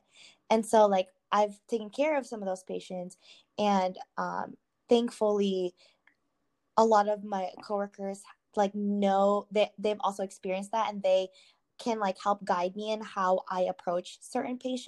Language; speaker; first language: English; native; English